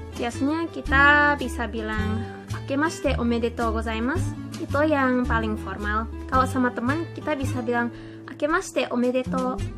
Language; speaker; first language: Indonesian; early bilingual, heritage; Indonesian